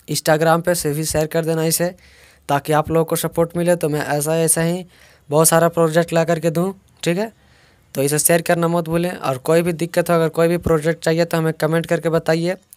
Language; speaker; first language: Hindi; native; Hindi